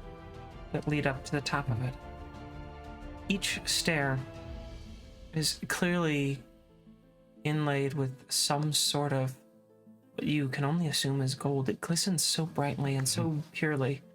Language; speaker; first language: English; native; English